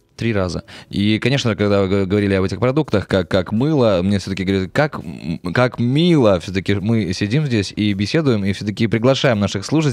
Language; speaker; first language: Russian; native; Russian